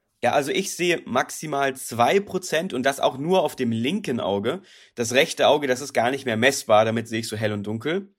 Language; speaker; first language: German; native; German